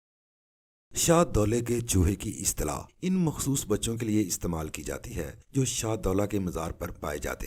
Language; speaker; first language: Urdu; native; Urdu